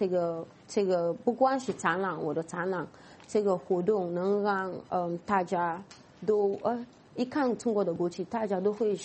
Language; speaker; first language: Chinese; non-native, fluent; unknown